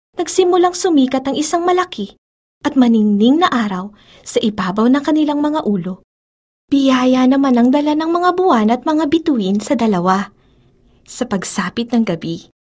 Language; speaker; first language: Filipino; native; Filipino